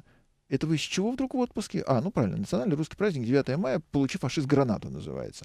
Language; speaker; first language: Russian; native; Russian